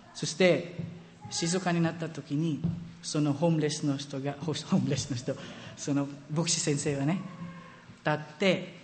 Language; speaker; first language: Japanese; non-native, fluent; Filipino